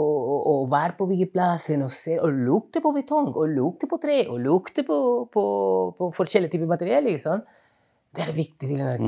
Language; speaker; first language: Norwegian; non-native, fluent; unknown